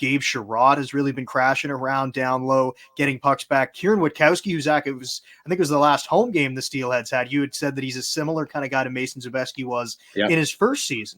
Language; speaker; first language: English; native; English